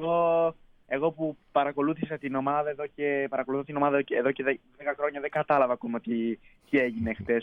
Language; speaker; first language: Greek; early bilingual, heritage; Greek